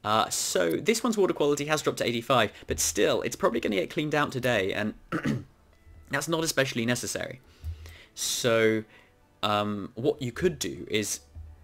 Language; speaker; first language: English; native; English